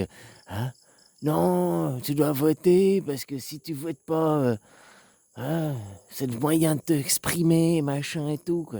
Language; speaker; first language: French; native; French